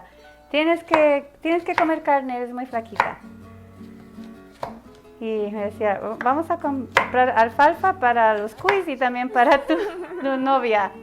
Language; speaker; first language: Spanish; early bilingual, heritage; Spanish